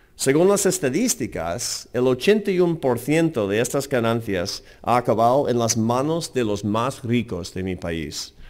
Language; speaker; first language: Spanish; non-native, fluent; English